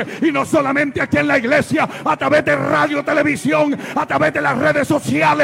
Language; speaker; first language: Spanish; native; Spanish